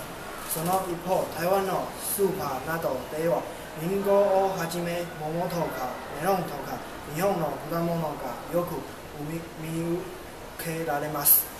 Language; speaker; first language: Japanese; non-native, learner; Chinese